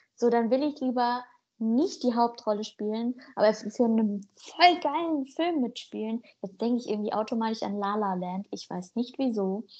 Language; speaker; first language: German; native; German